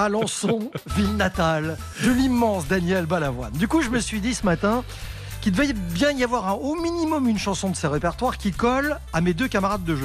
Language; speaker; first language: French; native; French